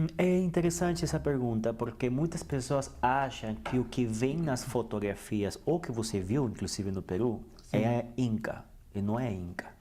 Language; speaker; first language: Portuguese; non-native, fluent; Spanish